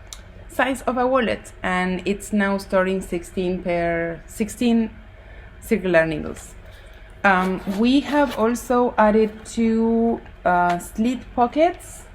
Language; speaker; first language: English; non-native, fluent; Spanish